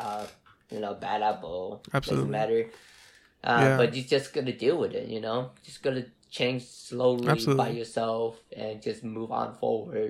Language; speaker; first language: English; non-native, fluent; Vietnamese